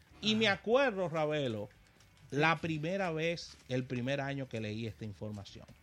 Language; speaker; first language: Spanish; native; Spanish